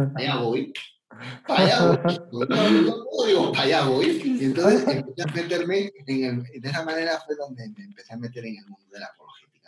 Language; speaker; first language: Spanish; native; Spanish